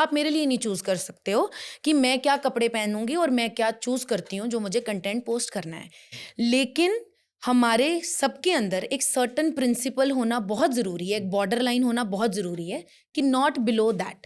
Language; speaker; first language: Hindi; non-native, local second language; Punjabi